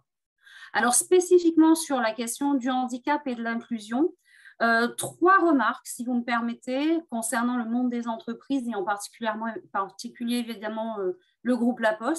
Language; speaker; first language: French; native; French